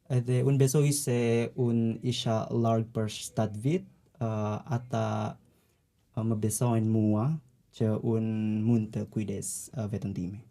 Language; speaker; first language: Albanian; non-native, learner; Indonesian